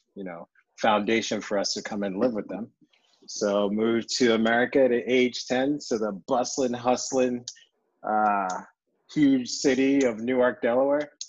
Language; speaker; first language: English; early bilingual, other home language; Yoruba